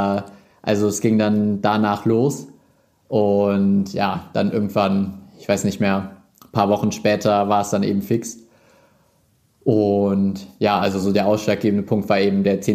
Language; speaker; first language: German; native; German